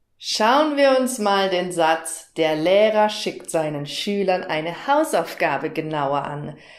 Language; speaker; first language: German; native; German